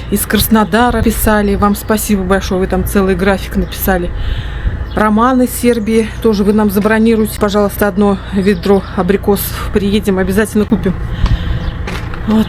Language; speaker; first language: Russian; native; Russian